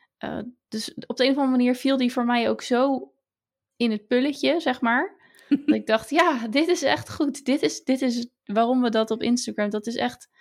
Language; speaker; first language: Dutch; native; Dutch